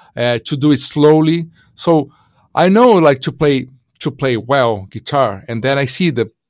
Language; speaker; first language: English; non-native, fluent; Portuguese